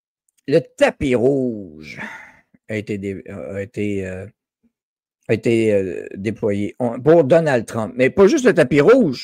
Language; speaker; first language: French; native; French